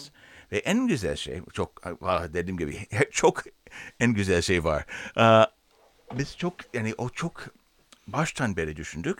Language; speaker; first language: Turkish; non-native, learner; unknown